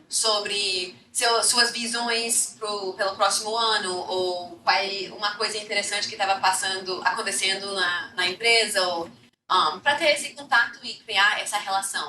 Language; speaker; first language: Portuguese; non-native, fluent; English